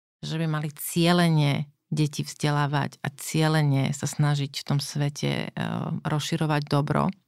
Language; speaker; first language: Slovak; native; Slovak